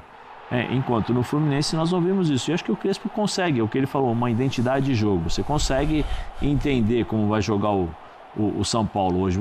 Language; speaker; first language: Portuguese; native; Portuguese